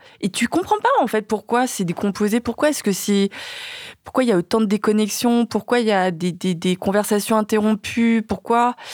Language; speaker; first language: French; early bilingual, other home language; Vietnamese